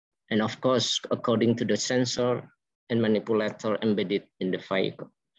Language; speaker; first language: English; non-native, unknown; Indonesian